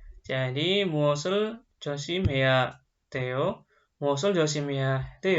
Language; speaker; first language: Korean; non-native, fluent; Indonesian